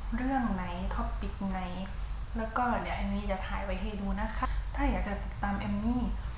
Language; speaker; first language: Thai; early bilingual, other home language; English